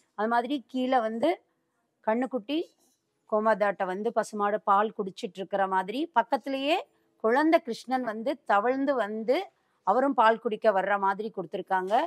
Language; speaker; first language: Tamil; native; Tamil